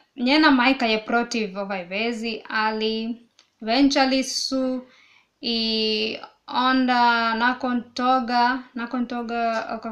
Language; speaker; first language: Serbian; non-native, learner; Swahili